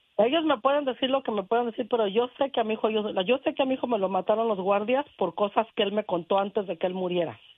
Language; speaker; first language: Spanish; native; Spanish